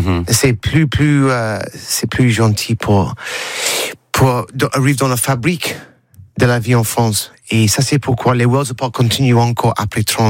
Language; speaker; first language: French; non-native, learner; English